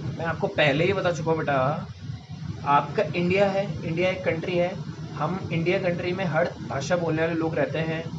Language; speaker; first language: Hindi; native; Hindi